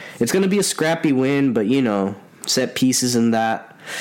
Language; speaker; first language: English; early bilingual, other home language; Spanish